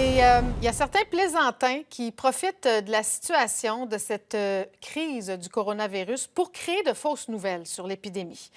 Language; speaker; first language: French; native; French